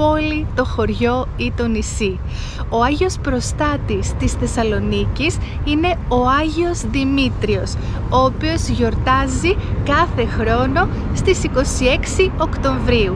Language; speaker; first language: Greek; native; Greek